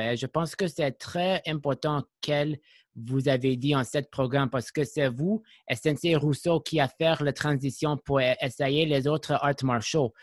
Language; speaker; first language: French; non-native, learner; English